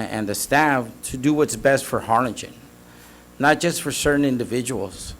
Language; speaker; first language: English; native; English